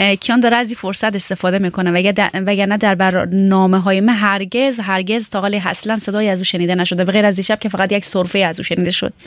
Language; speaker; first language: Persian; native; Persian